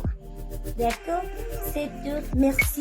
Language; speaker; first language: French; non-native, learner; Spanish